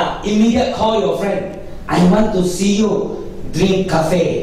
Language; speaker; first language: English; non-native, local second language; Min Nan Chinese